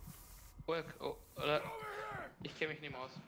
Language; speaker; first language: German; native; German